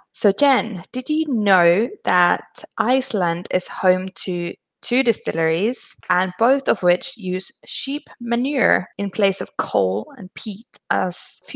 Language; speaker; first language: English; non-native, fluent; Finnish